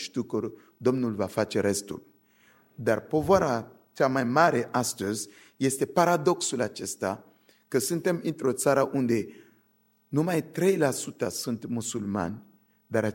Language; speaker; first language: Romanian; non-native, fluent; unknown